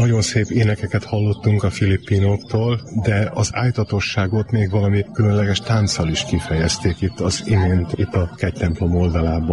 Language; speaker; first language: Hungarian; native; Hungarian